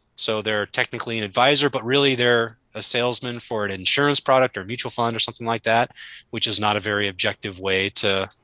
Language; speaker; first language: English; native; English